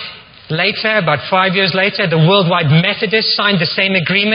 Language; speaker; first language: English; native; English